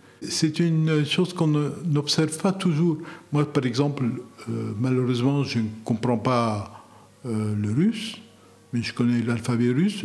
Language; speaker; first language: French; non-native, local second language; Arabic